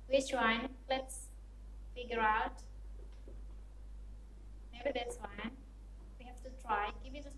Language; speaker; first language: English; non-native, fluent; Indonesian